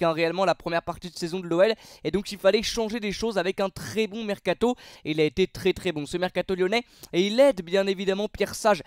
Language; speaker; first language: French; native; French